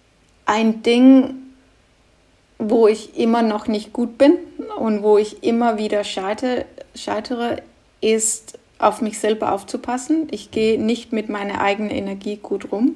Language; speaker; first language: German; non-native, fluent; Danish